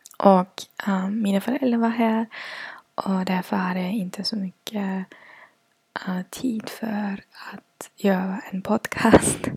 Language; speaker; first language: Swedish; non-native, fluent; German